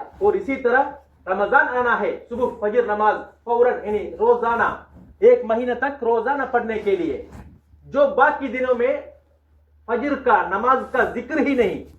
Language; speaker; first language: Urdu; non-native, local second language; Tamil